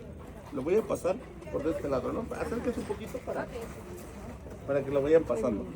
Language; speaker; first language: Spanish; native; Spanish